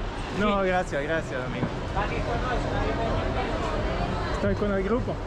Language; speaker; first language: Spanish; non-native, learner; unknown